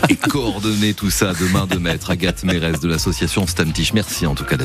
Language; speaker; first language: French; native; French